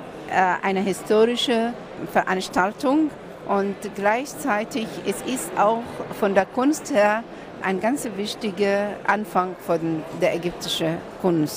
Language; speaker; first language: German; non-native, fluent; Arabic